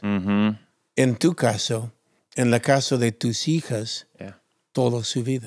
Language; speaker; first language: Spanish; non-native, fluent; English